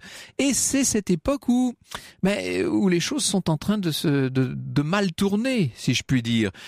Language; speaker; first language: French; native; French